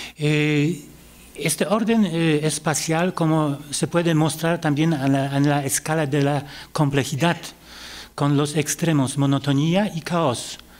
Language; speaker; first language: Spanish; non-native, fluent; Polish